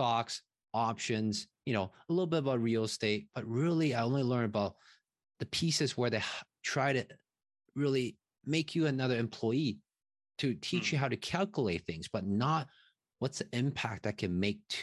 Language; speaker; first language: English; non-native, fluent; Chinese